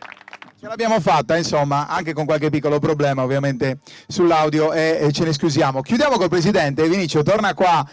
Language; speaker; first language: Italian; native; Italian